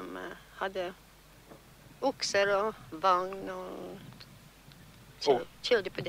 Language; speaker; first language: Swedish; early bilingual, heritage; Swedish